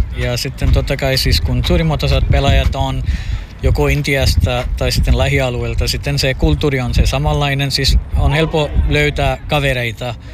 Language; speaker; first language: Finnish; non-native, fluent; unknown